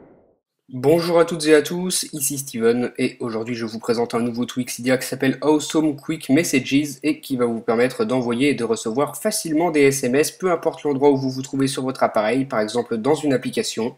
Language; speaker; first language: French; native; French